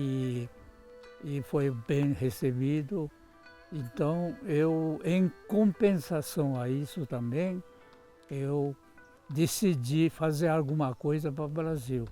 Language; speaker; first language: Portuguese; non-native, local second language; Japanese